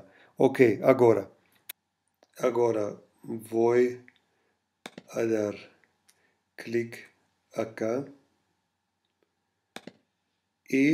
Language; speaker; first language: Spanish; non-native, fluent; German